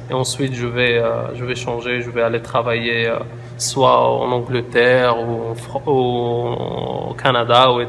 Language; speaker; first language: French; non-native, local second language; Arabic